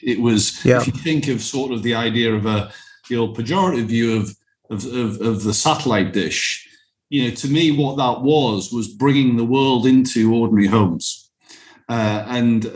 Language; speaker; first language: English; native; English